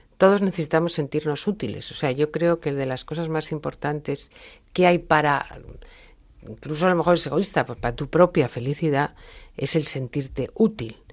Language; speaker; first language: Spanish; native; Spanish